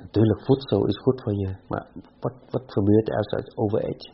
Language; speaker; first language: Dutch; non-native, fluent; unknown